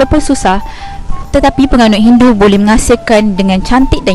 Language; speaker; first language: Malay; native; Malay